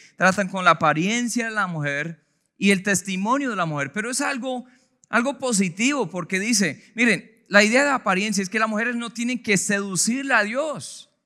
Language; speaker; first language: Spanish; non-native, fluent; English